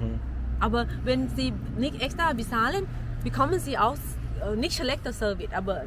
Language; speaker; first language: German; non-native, learner; Thai